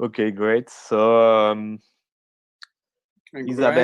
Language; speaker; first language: English; non-native, fluent; French